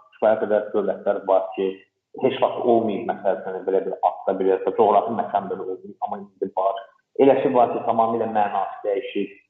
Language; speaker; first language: Azerbaijani; non-native, local second language; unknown